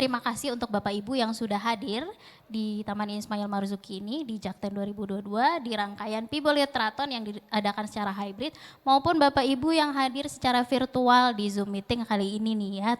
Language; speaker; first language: Indonesian; native; Indonesian